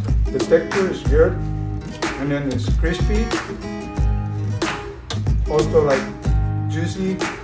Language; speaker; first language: English; non-native, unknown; Indonesian